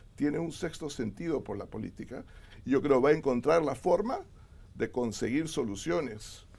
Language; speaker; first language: Spanish; native; Spanish